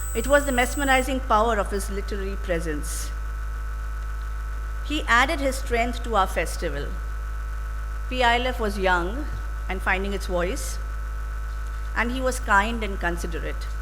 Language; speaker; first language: English; non-native, local second language; Marathi